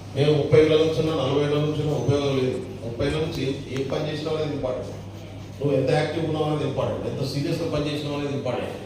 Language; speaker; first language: Telugu; non-native, local second language; Lambadi